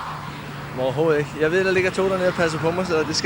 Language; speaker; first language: Danish; native; Danish